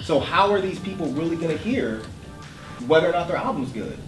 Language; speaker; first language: English; native; English